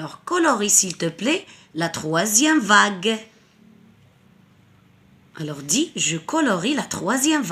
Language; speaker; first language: French; non-native, local second language; Arabic